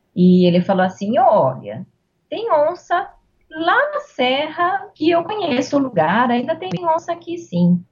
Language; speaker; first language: Portuguese; native; Portuguese